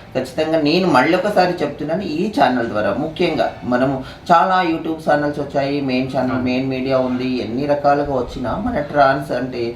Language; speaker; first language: Telugu; native; Telugu